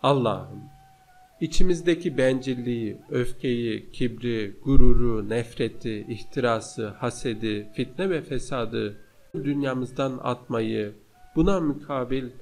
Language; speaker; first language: Turkish; native; Turkish